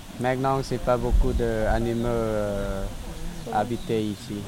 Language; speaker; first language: French; non-native, learner; Lao